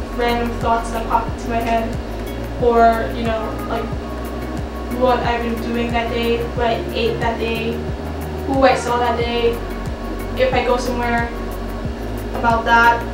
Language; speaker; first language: English; native; English